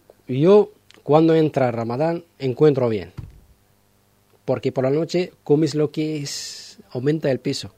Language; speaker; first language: Spanish; non-native, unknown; Arabic